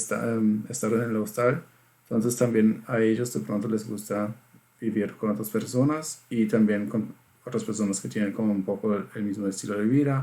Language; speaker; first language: Spanish; non-native, fluent; German